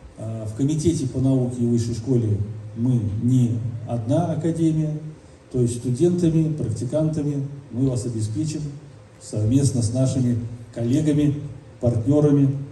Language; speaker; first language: Russian; native; Russian